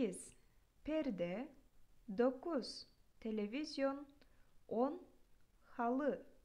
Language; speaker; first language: Turkish; non-native, fluent; Kyrgyz